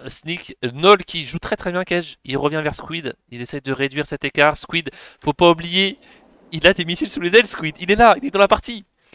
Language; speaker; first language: French; native; French